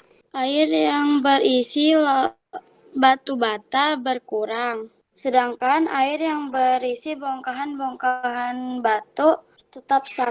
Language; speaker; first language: Indonesian; native; Indonesian